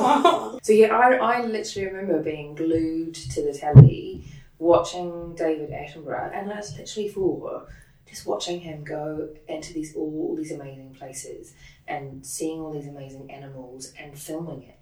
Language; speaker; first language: English; native; English